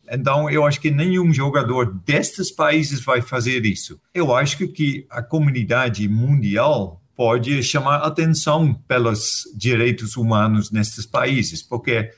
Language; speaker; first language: Portuguese; non-native, fluent; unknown